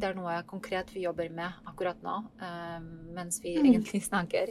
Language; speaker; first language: Norwegian; non-native, fluent; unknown